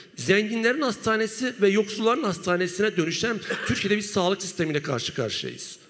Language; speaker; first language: Turkish; native; Turkish